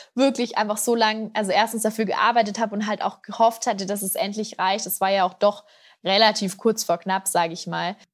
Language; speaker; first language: German; native; German